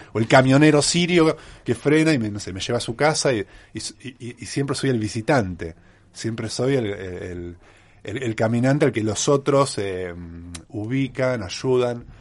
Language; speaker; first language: Spanish; native; Spanish